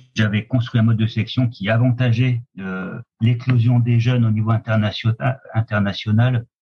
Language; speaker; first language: French; native; French